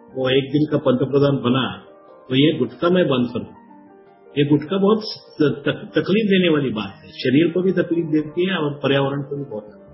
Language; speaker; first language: Hindi; non-native, local second language; Marathi